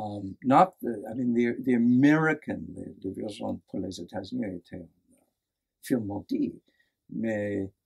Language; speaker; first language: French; non-native, learner; English